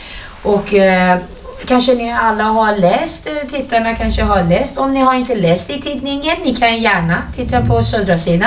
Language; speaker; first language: Swedish; non-native, fluent; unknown